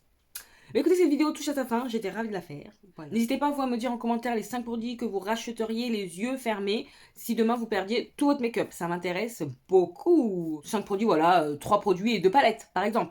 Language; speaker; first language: French; native; French